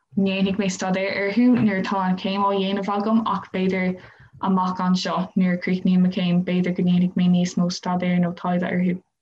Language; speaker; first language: Irish; non-native, local second language; English